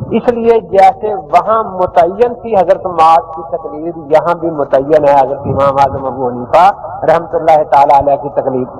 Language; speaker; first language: Urdu; non-native, local second language; Punjabi